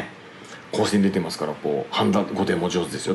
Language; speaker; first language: Japanese; native; Japanese